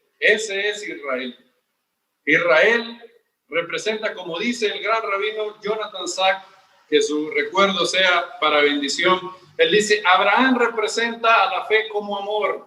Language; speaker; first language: Spanish; native; Spanish